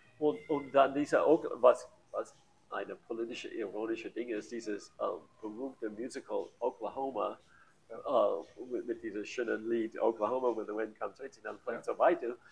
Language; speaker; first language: German; non-native, learner; English